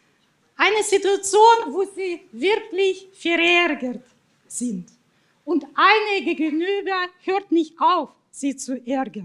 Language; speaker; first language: German; non-native, fluent; Russian